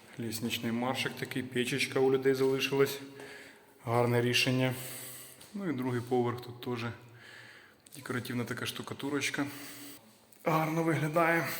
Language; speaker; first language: Ukrainian; native; Ukrainian